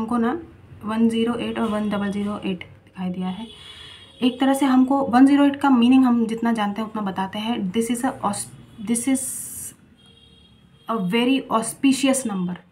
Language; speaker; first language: Hindi; non-native, local second language; Bangla